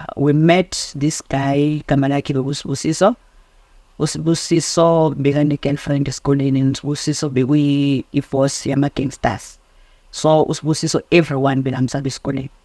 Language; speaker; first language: Zulu; native; Zulu